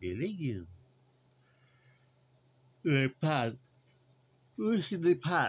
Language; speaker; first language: French; non-native, learner; English